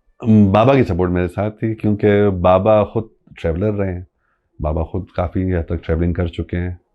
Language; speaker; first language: Urdu; non-native, local second language; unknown